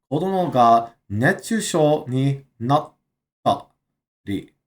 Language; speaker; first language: Japanese; non-native, learner; English